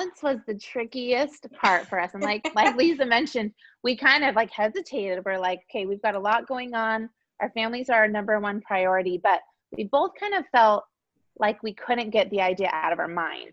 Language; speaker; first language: English; native; English